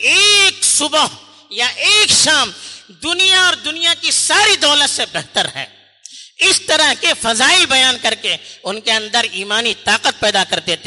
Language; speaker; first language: Urdu; native; Urdu